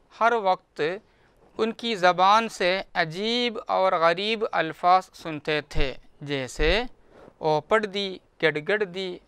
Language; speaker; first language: Hindi; non-native, local second language; Malayalam